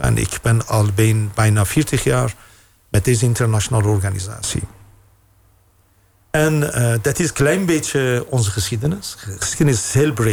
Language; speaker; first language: Dutch; non-native, fluent; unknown